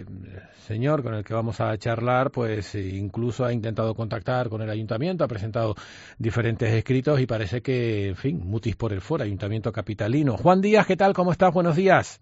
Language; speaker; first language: Spanish; native; Spanish